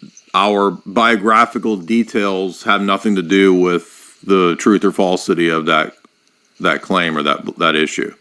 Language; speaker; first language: English; native; English